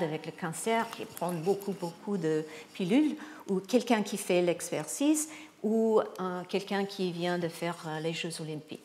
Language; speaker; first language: French; non-native, fluent; English